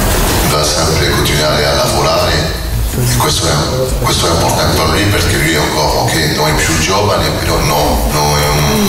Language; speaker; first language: Italian; non-native, learner; French